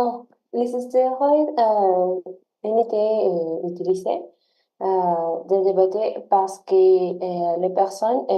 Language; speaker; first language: French; non-native, learner; Spanish